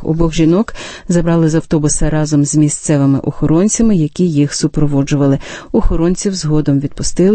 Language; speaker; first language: Ukrainian; native; Ukrainian